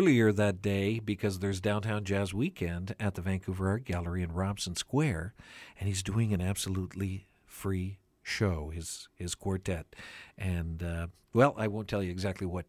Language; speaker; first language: English; non-native, fluent; Ukrainian